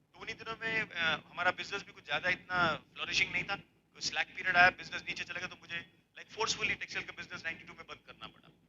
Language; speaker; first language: Hindi; native; Hindi